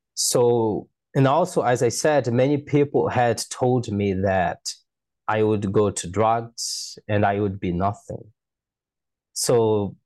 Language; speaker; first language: English; non-native, fluent; Portuguese